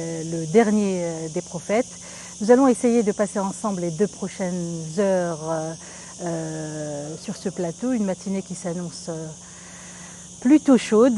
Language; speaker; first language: French; non-native, local second language; Arabic